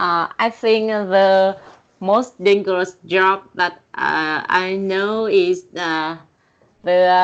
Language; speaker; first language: English; non-native, learner; Vietnamese